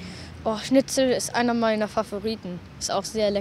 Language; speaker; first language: German; native; German